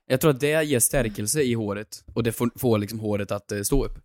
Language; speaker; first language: Swedish; native; Swedish